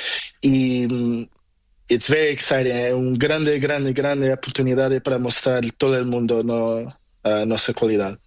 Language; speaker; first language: Spanish; non-native, local second language; Portuguese